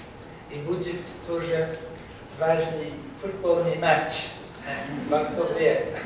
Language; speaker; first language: Russian; non-native, learner; English